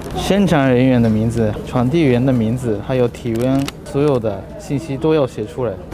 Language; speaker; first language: Chinese; non-native, fluent; Japanese